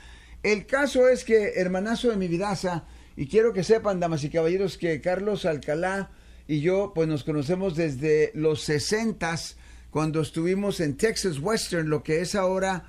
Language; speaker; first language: Spanish; native; Spanish